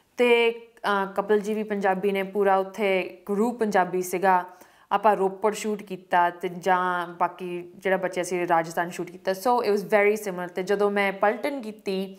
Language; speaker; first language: Punjabi; early bilingual, heritage; Punjabi